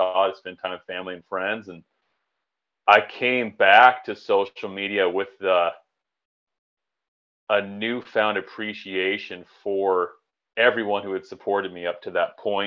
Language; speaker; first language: English; native; English